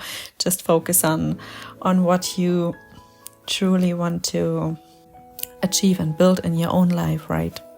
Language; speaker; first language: English; non-native, fluent; German